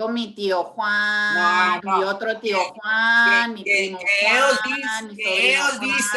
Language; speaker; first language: Spanish; early bilingual, heritage; English